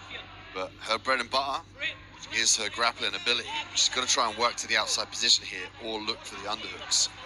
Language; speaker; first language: English; native; English